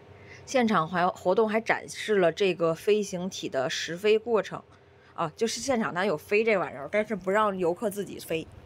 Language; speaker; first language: Chinese; native; Chinese